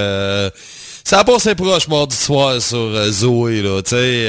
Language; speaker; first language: French; native; French